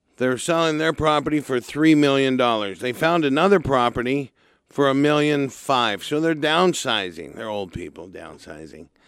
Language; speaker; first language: English; native; English